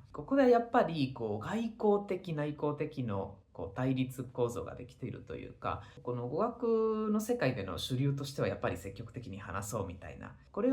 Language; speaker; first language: Japanese; non-native, fluent; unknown